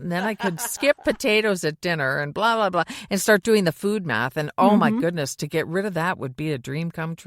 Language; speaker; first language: English; native; English